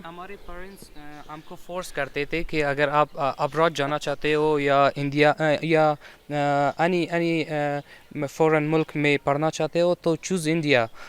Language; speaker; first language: Hindi; non-native, fluent; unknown